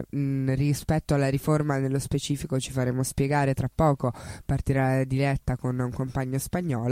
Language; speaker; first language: Italian; native; Italian